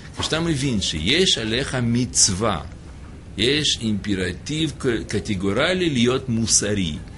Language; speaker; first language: Hebrew; non-native, fluent; English